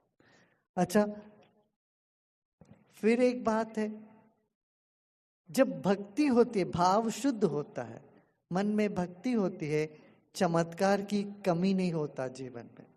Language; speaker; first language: Hindi; non-native, local second language; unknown